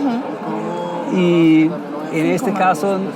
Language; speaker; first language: Spanish; non-native, fluent; German